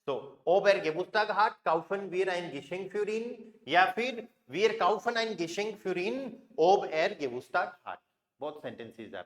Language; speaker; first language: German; non-native, fluent; Hindi